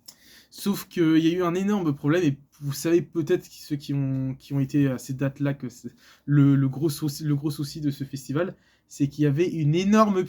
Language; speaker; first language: French; native; French